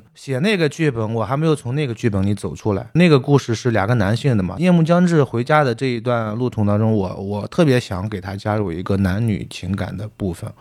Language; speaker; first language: Chinese; native; Chinese